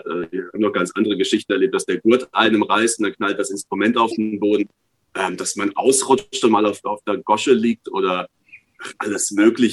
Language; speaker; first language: German; native; German